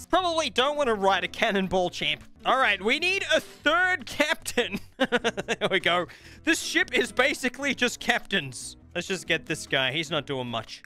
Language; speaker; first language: English; native; English